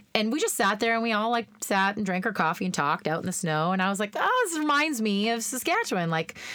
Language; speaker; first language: English; native; English